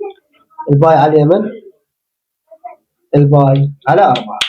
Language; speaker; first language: Arabic; native; Arabic